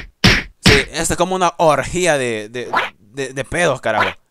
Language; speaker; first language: Spanish; native; Spanish